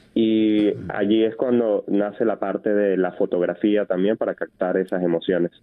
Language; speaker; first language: Spanish; native; Spanish